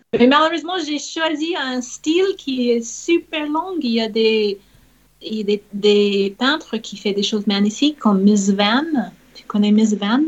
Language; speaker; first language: French; non-native, fluent; English